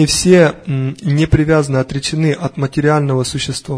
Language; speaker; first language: Russian; native; Russian